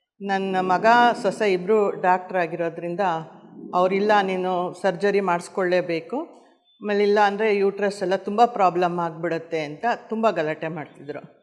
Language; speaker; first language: Kannada; native; Kannada